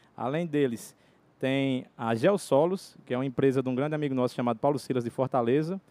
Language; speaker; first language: Portuguese; native; Portuguese